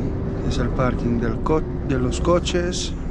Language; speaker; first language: Spanish; non-native, local second language; Catalan